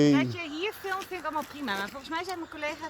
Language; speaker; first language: Dutch; native; Dutch